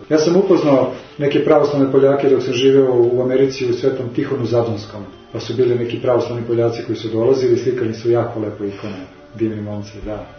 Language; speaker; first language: Serbian; native; Serbian